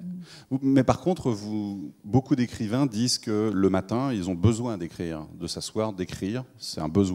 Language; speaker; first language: French; native; French